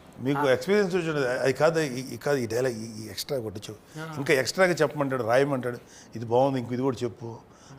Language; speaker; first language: Telugu; native; Telugu